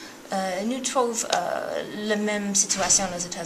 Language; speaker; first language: French; non-native, learner; English